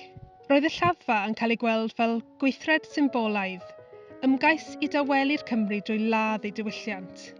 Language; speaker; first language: Welsh; native; Welsh